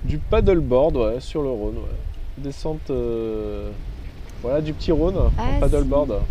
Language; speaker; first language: French; native; French